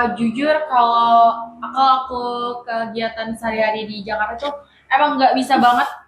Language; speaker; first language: Indonesian; native; Indonesian